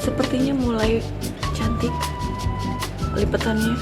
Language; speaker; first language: Indonesian; native; Indonesian